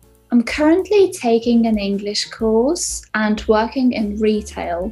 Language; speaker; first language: English; non-native, fluent; Ukrainian